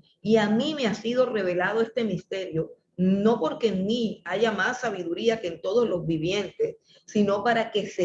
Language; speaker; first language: Spanish; native; Spanish